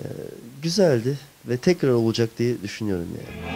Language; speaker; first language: Turkish; native; Turkish